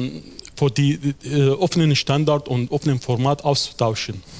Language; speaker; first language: German; non-native, fluent; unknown